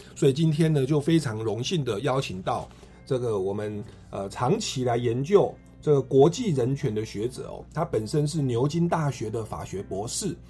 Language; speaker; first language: Chinese; non-native, local second language; Min Nan Chinese